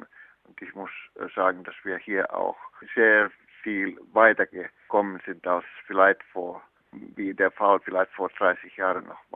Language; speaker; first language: German; non-native, fluent; Finnish